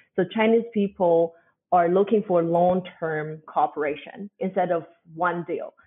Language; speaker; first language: English; non-native, fluent; Chinese